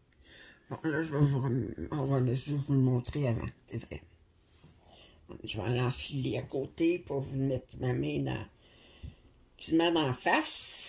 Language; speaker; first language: French; native; French